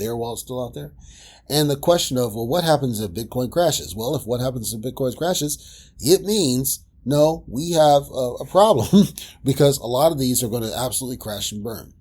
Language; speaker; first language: English; native; English